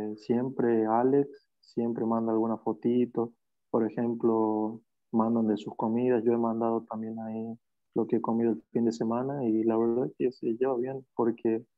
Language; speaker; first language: Spanish; native; Spanish